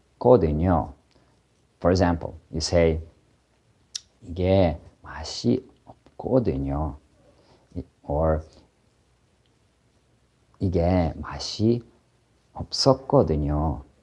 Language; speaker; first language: Korean; non-native, fluent; Ukrainian